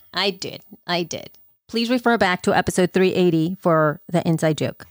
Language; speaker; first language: English; early bilingual, other home language; Spanish